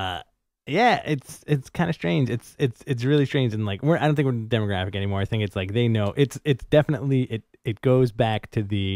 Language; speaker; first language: English; native; English